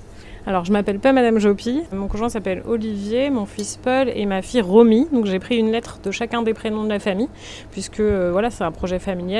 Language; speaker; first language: French; native; French